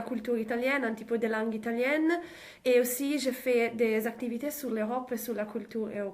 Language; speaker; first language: French; non-native, learner; Italian